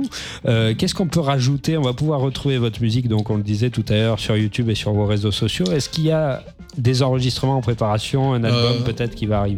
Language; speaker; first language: French; native; French